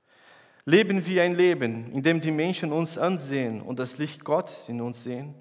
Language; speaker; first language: German; non-native, fluent; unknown